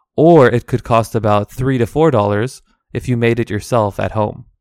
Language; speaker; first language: English; native; English